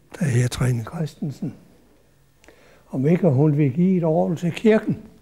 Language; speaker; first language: Danish; native; Danish